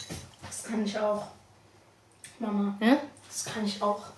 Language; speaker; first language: German; early bilingual, other home language; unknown